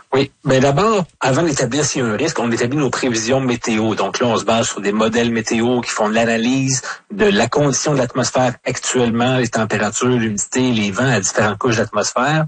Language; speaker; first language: French; native; French